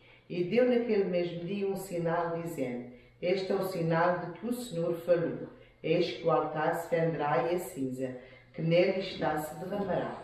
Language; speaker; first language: Portuguese; native; Portuguese